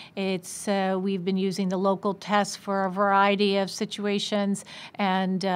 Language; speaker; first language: English; native; English